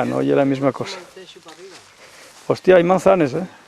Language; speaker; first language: Spanish; native; Spanish